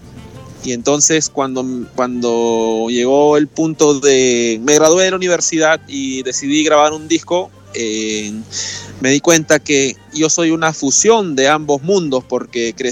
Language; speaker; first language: Spanish; native; Spanish